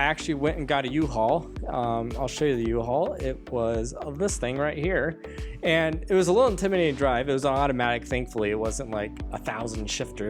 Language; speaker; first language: English; native; English